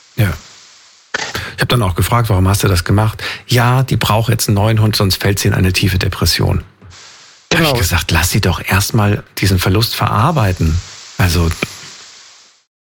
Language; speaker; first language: German; native; German